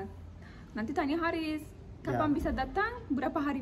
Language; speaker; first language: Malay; non-native, learner; Turkish